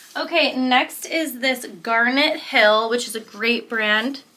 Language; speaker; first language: English; native; English